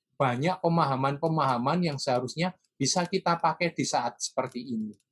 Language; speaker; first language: Indonesian; non-native, local second language; Javanese